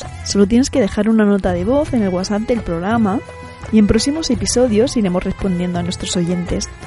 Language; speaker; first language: Spanish; native; Spanish